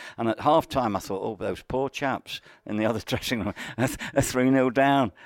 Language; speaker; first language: English; native; English